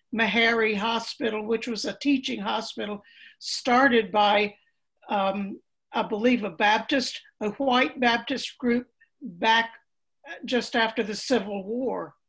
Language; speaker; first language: English; native; English